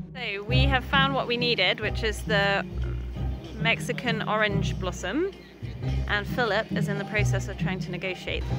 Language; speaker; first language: English; native; English